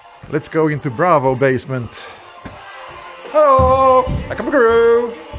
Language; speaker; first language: English; non-native, fluent; Swedish